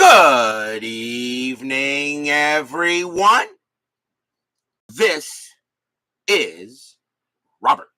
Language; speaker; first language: English; native; English